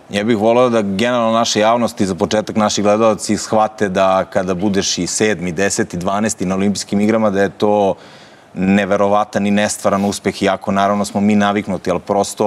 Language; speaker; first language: Croatian; native; Croatian